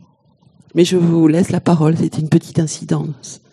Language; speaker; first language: French; native; French